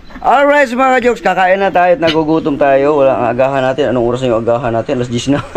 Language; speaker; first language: Filipino; non-native, local second language; Cebuano